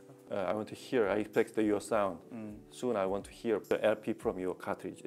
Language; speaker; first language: English; non-native, learner; Korean